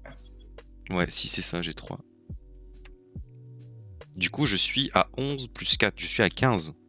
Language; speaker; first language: French; native; French